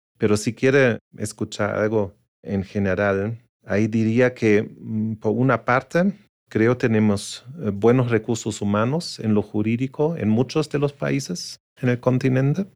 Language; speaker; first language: Spanish; non-native, fluent; German